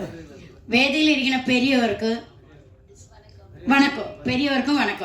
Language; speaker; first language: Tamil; non-native, learner; Malayalam